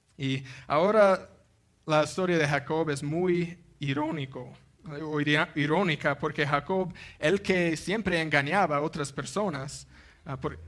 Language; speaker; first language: Spanish; non-native, fluent; English